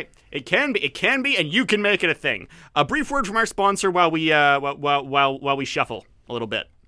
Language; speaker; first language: English; native; English